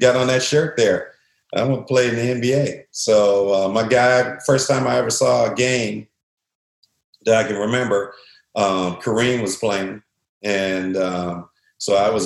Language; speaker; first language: English; native; English